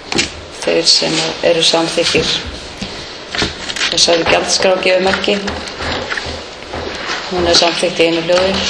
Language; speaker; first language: Icelandic; native; Icelandic